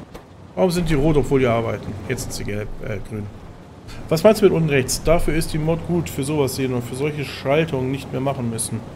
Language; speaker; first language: German; native; German